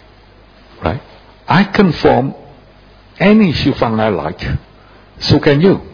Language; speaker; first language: English; non-native, fluent; Indonesian